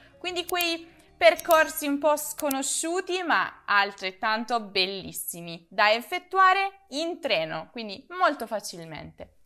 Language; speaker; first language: Italian; native; Italian